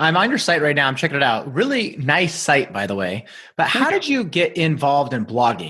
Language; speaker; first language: English; native; English